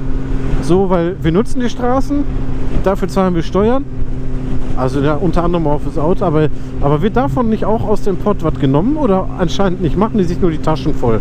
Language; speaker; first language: German; native; German